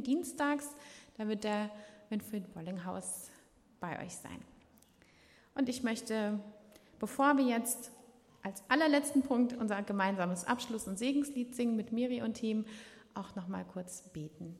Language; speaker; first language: German; native; German